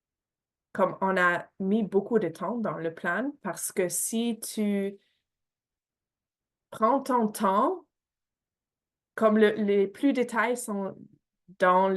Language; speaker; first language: French; non-native, fluent; English